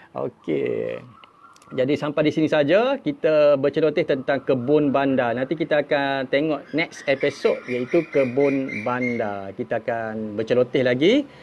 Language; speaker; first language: Malay; native; Malay